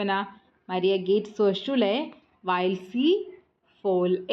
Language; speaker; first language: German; non-native, fluent; Malayalam